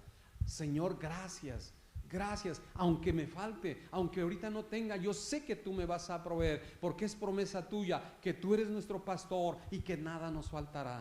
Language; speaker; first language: Spanish; native; Spanish